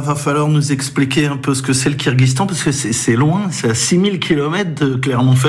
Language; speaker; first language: French; native; French